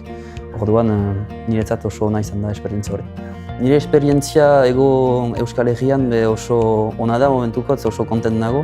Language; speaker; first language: Basque; non-native, local second language; French